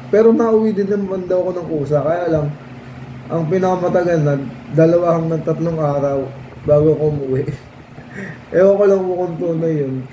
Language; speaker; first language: Filipino; native; Filipino